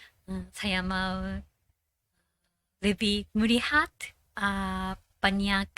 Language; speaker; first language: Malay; non-native, learner; Japanese